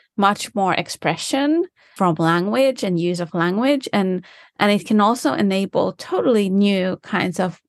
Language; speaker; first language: English; non-native, fluent; Finnish